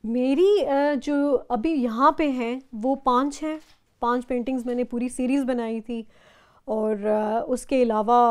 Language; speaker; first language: Urdu; native; Urdu